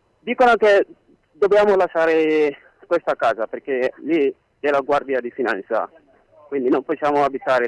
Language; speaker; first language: Italian; non-native, learner; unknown